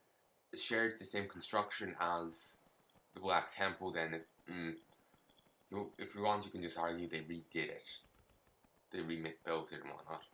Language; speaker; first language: English; native; English